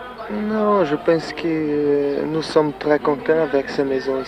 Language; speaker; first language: French; non-native, learner; Portuguese